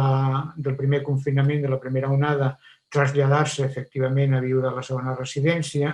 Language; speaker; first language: Catalan; native; Catalan